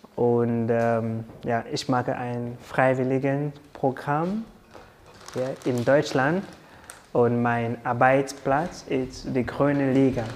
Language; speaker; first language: German; non-native, learner; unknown